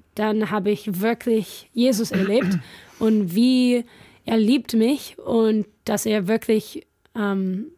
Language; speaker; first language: German; non-native, fluent; English